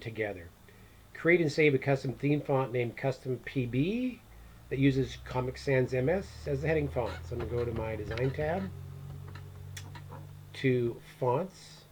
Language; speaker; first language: English; native; English